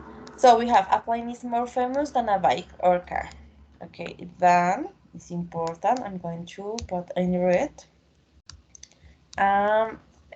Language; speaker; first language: English; non-native, learner; Spanish